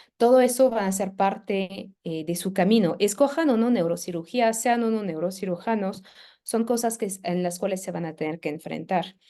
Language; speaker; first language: Spanish; non-native, fluent; French